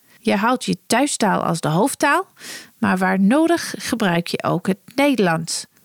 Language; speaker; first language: Dutch; non-native, fluent; English